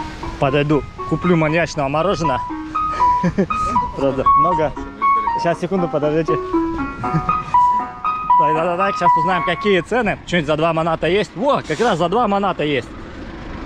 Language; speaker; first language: Russian; native; Russian